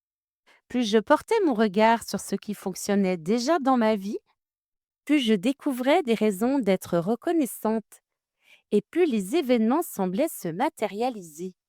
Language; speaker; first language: French; native; French